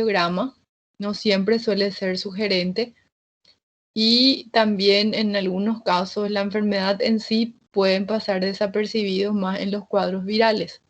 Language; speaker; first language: Spanish; native; Spanish